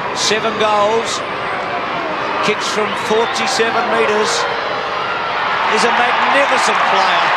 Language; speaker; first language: English; native; English